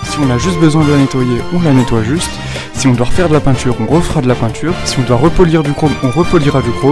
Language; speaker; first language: French; native; French